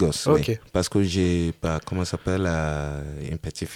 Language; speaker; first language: French; non-native, learner; Yoruba